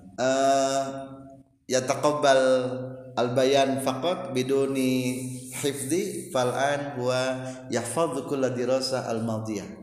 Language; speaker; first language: Arabic; non-native, fluent; Indonesian